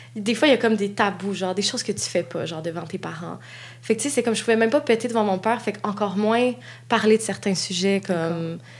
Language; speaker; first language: French; native; French